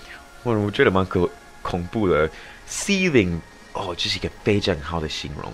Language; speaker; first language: Chinese; non-native, fluent; English